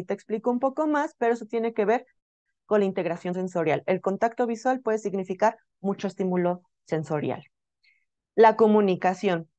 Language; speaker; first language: Spanish; native; Spanish